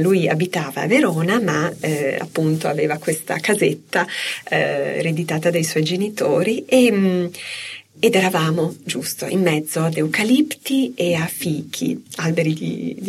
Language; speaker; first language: Italian; native; Italian